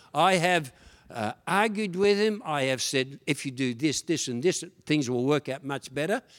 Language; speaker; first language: English; early bilingual, other home language; Dutch